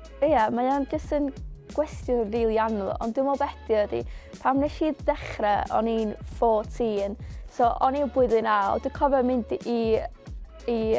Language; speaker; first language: Welsh; native; Welsh